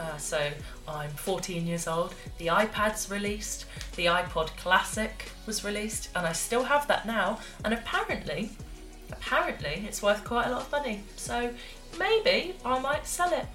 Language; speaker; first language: English; native; English